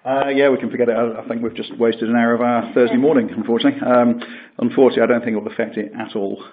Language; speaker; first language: English; native; English